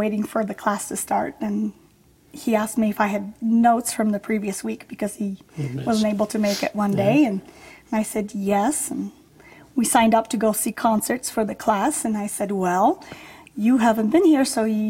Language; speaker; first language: English; early bilingual, other home language; Polish